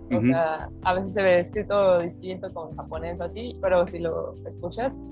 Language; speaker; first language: Spanish; native; Spanish